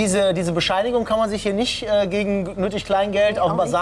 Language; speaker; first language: German; native; German